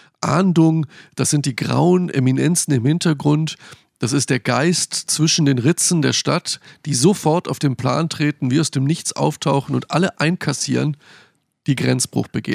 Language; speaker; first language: German; native; German